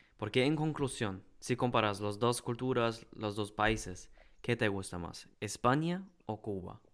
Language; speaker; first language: Spanish; non-native, fluent; German